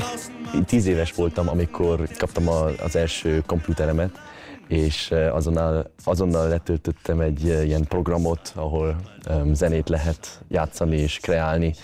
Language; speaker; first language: Hungarian; early bilingual, heritage; Hungarian